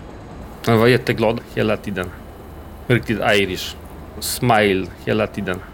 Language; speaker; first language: Swedish; non-native, learner; Polish